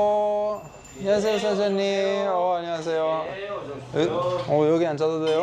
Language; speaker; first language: Korean; non-native, fluent; Italian